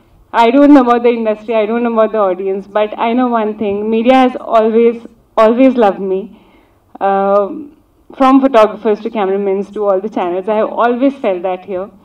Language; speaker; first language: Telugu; non-native, local second language; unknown